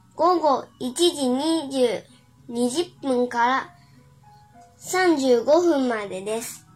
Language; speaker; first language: Japanese; early bilingual, other home language; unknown